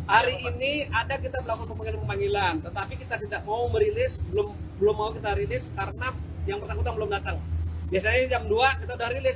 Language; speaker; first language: Indonesian; native; Indonesian